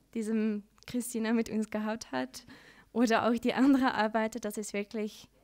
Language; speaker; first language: German; non-native, learner; Dutch